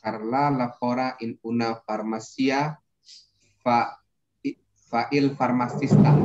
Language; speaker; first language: Italian; non-native, learner; Indonesian